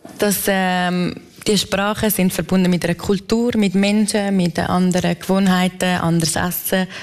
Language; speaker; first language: German; native; German